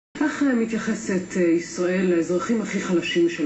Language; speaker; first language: Hebrew; native; Hebrew